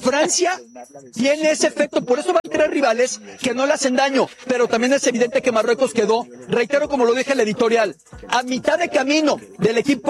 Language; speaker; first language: Spanish; native; Spanish